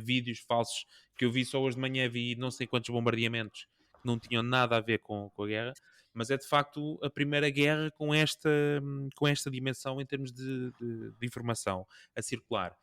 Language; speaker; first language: Portuguese; native; Portuguese